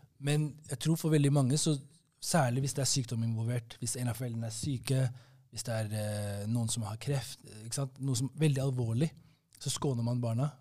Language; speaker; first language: Norwegian; early bilingual, other home language; Somali